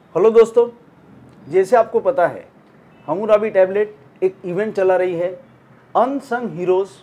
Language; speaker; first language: Hindi; non-native, local second language; Marathi